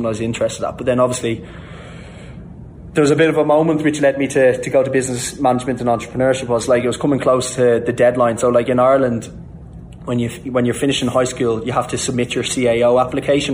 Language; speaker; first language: English; native; English